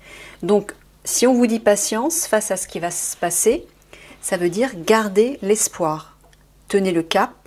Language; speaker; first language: French; native; French